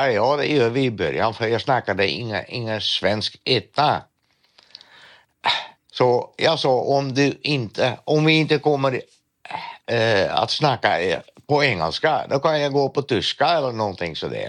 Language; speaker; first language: Swedish; non-native, fluent; Dutch